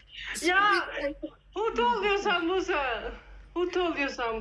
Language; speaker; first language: English; non-native, fluent; Persian